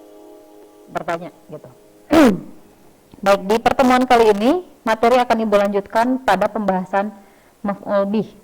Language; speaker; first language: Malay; non-native, local second language; Sundanese